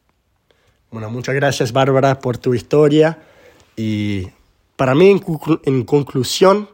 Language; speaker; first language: Spanish; early bilingual, heritage; Spanish